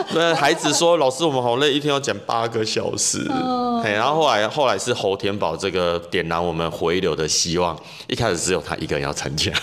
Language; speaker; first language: Chinese; native; Chinese